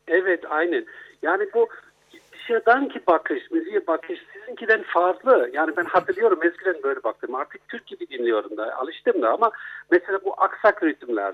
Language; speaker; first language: Turkish; non-native, fluent; German